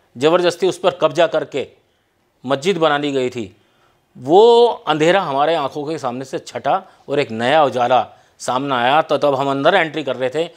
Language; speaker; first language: Hindi; native; Hindi